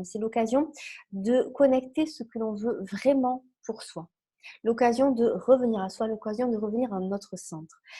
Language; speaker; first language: French; native; French